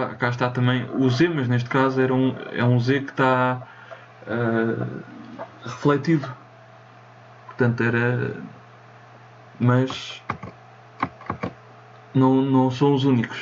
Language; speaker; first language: Portuguese; native; Portuguese